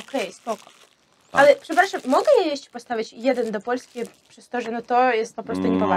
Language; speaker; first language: Polish; non-native, fluent; Russian